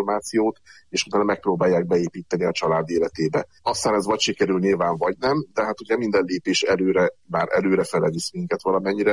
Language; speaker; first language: Hungarian; native; Hungarian